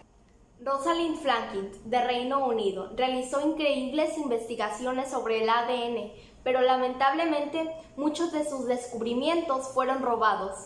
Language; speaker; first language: Spanish; native; Spanish